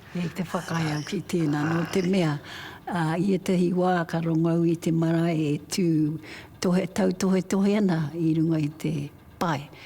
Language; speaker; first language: Māori; native; Māori